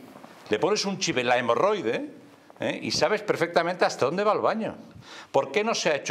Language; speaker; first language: Spanish; native; Spanish